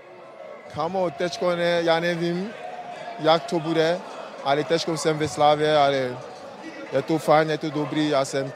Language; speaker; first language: Czech; non-native, learner; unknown